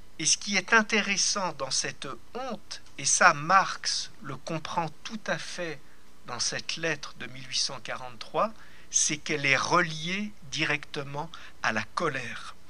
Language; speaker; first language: French; native; French